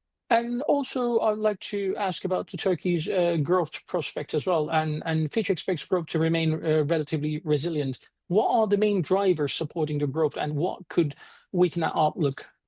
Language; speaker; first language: English; non-native, fluent; Turkish